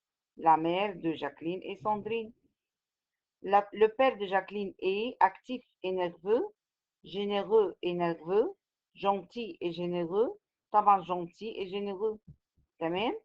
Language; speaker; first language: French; non-native, fluent; Arabic